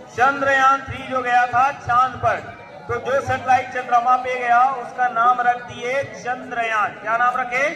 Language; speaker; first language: Hindi; native; Hindi